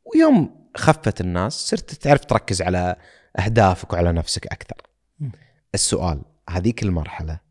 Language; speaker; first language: Arabic; native; Arabic